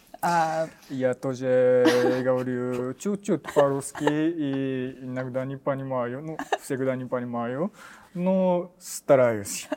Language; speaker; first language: Russian; non-native, learner; Japanese